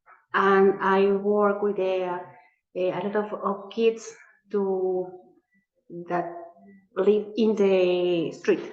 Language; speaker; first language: English; non-native, learner; Spanish